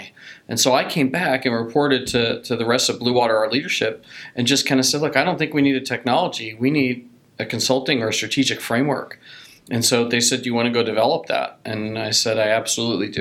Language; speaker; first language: English; native; English